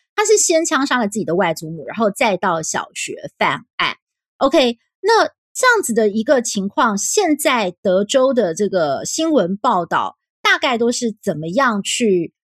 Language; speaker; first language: Chinese; native; Chinese